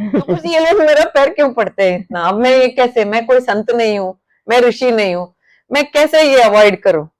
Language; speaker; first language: Hindi; non-native, local second language; Kannada